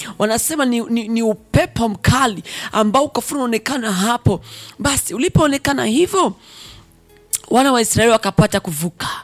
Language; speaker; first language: Swahili; non-native, local second language; Rundi